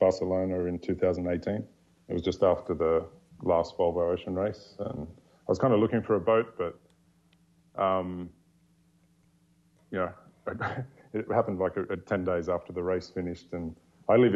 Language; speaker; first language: English; native; English